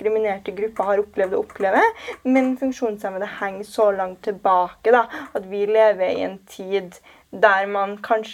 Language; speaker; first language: Norwegian; native; Norwegian